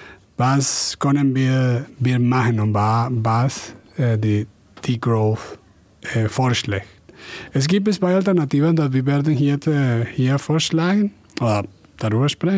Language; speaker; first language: German; non-native, fluent; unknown